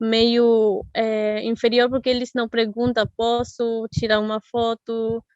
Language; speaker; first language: Portuguese; non-native, fluent; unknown